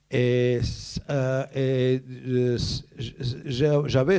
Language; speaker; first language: French; non-native, learner; Croatian